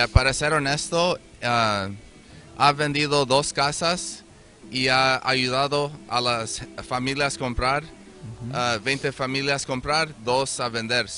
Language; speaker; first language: Spanish; early bilingual, heritage; Spanish